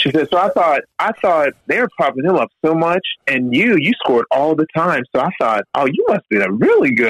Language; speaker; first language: English; native; English